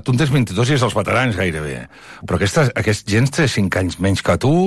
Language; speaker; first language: Catalan; native; Catalan